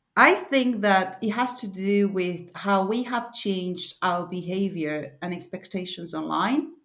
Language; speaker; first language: English; non-native, fluent; Spanish